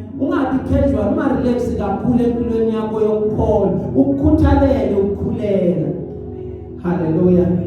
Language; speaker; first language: Zulu; native; Zulu